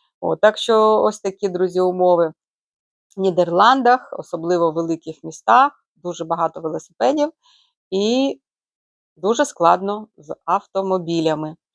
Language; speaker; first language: Ukrainian; native; Ukrainian